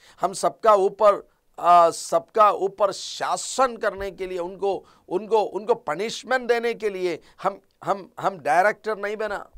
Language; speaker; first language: Hindi; non-native, local second language; Malayalam